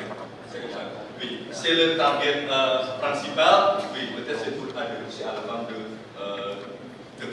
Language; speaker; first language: French; non-native, fluent; Indonesian